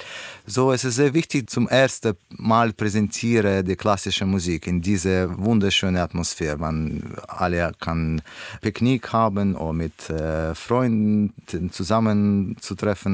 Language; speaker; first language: German; non-native, learner; Russian